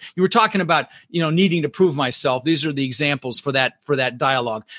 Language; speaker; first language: English; early bilingual, other home language; Dutch